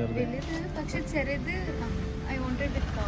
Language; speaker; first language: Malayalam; early bilingual, heritage; Malayalam